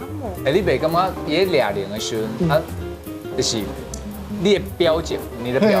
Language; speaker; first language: Chinese; native; Chinese